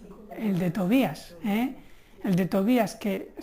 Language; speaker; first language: Spanish; native; Spanish